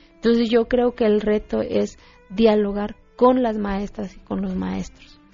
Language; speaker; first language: Spanish; non-native, local second language; Zapotec